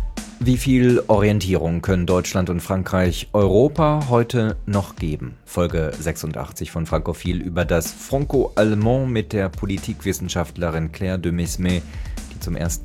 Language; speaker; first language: German; native; German